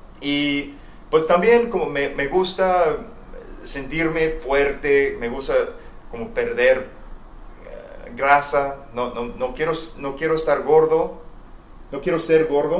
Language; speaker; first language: Spanish; non-native, fluent; English